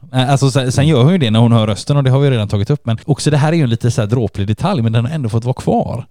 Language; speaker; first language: Swedish; native; Swedish